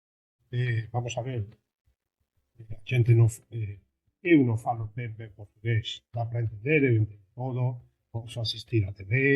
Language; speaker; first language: Portuguese; non-native, learner; Spanish